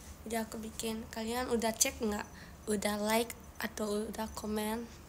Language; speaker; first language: Indonesian; non-native, learner; Japanese